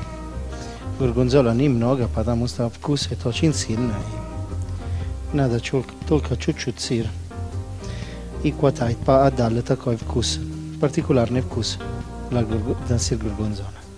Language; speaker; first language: Russian; non-native, learner; Italian